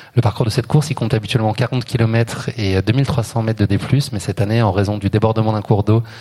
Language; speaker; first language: French; native; French